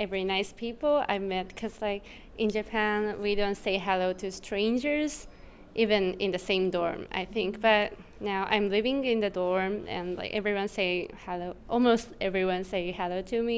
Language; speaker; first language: English; non-native, fluent; Japanese